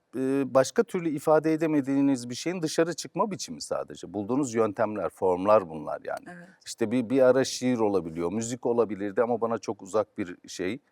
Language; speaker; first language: Turkish; native; Turkish